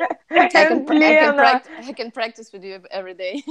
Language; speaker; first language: English; non-native, learner; Russian